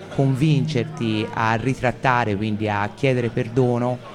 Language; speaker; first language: Italian; native; Italian